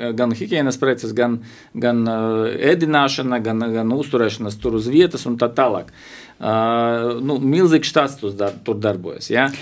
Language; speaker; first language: Latvian; non-native, local second language; Russian